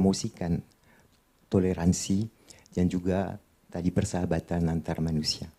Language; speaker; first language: Indonesian; native; Indonesian